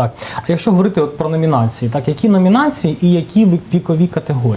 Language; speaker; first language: Ukrainian; native; Ukrainian